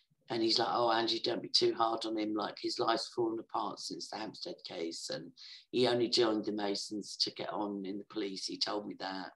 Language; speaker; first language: English; native; English